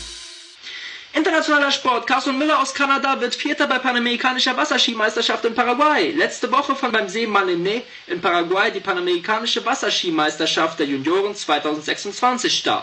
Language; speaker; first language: German; native; German